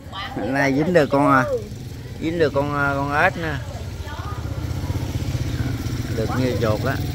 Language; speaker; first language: Vietnamese; native; Vietnamese